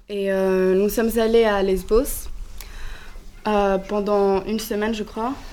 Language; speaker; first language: French; non-native, fluent; Greek